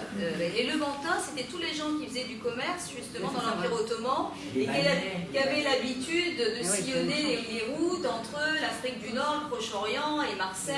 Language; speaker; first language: French; native; French